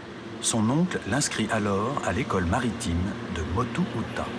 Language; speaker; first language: French; native; French